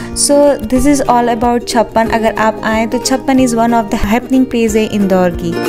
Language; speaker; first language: Hindi; native; Hindi